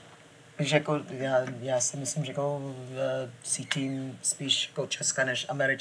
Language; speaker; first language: Czech; non-native, fluent; English